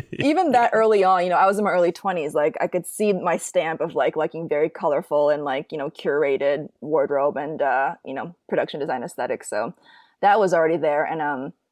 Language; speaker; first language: English; native; English